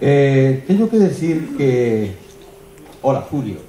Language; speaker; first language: Spanish; non-native, local second language; Galician